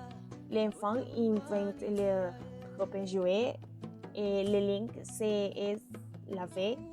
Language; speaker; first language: French; non-native, learner; Spanish